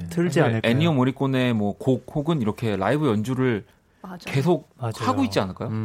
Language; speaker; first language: Korean; native; Korean